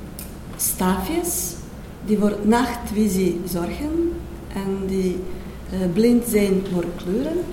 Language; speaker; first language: Dutch; non-native, fluent; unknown